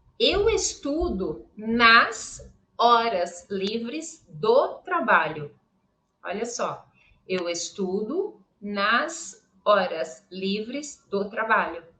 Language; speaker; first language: Portuguese; native; Portuguese